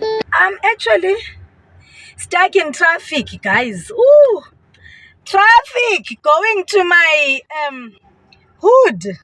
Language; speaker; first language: English; non-native, local second language; Xhosa